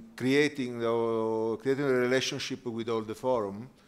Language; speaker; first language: English; non-native, fluent; Italian